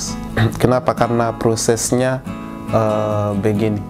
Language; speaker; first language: Indonesian; non-native, fluent; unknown